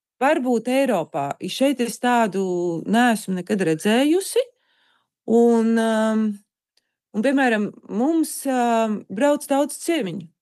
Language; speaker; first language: Latvian; native; Latvian